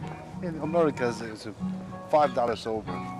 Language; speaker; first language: English; non-native, learner; Korean